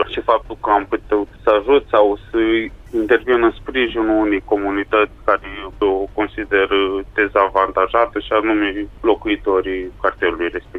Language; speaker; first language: Romanian; native; Romanian